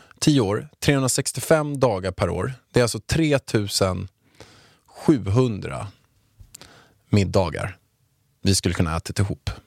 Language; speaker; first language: Swedish; native; Swedish